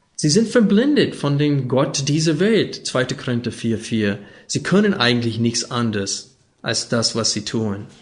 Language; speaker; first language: German; non-native, fluent; English